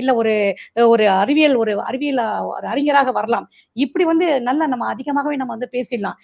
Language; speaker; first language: Tamil; non-native, local second language; Marathi